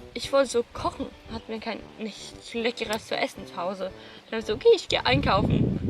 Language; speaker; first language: German; non-native, fluent; Swedish